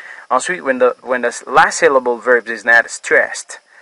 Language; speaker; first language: English; non-native, fluent; Haitian Creole